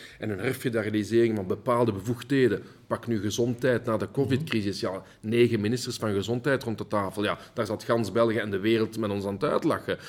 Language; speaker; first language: Dutch; early bilingual, heritage; Dutch